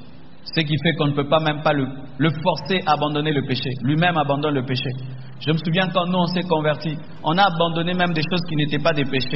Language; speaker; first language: French; non-native, local second language; Lingala